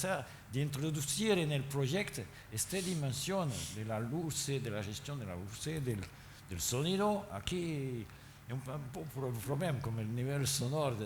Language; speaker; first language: Spanish; non-native, learner; French